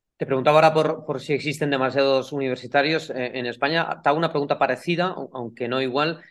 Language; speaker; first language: Spanish; native; Spanish